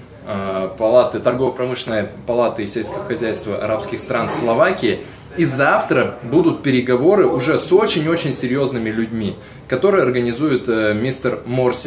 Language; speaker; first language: Russian; native; Russian